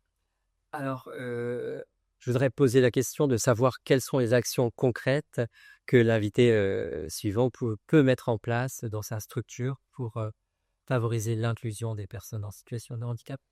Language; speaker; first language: French; native; French